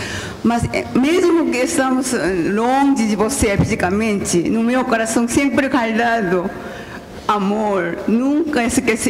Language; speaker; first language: Portuguese; non-native, learner; Korean